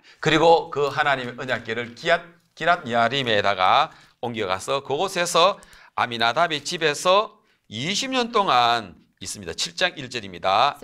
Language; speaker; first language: Korean; native; Korean